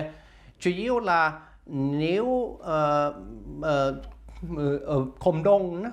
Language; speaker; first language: Vietnamese; non-native, learner; Swedish